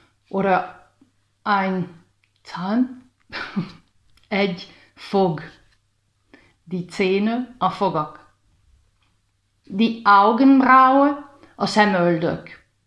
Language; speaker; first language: German; non-native, learner; Hungarian